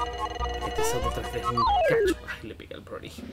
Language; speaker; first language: Spanish; native; Spanish